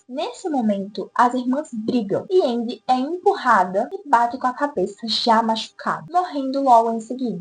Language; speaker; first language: Portuguese; native; Portuguese